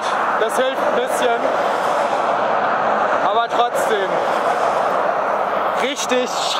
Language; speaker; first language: German; native; German